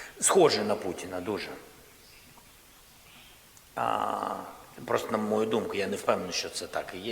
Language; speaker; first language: Ukrainian; non-native, local second language; Russian